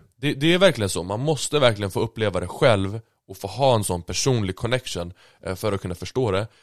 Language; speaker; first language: Swedish; native; Swedish